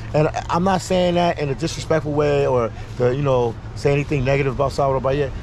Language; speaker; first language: English; native; English